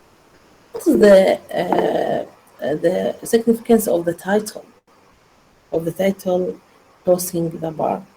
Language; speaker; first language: English; non-native, learner; Arabic